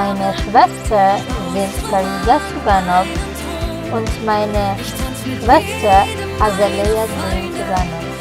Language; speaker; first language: German; non-native, learner; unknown